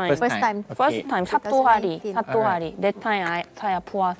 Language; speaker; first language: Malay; non-native, learner; Korean